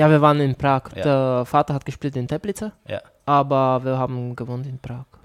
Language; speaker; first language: German; non-native, learner; Czech